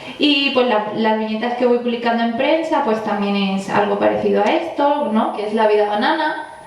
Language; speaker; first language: Spanish; early bilingual, other home language; Chinese